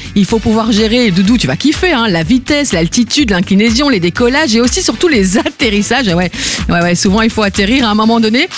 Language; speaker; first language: French; native; French